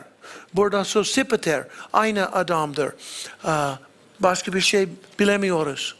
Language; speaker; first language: Turkish; non-native, fluent; English